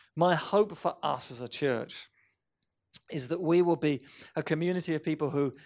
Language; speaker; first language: English; native; English